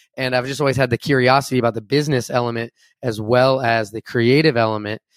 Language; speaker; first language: English; native; English